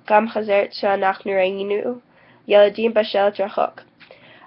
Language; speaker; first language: Hebrew; non-native, learner; English